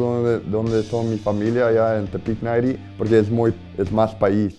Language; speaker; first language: Spanish; early bilingual, heritage; Spanish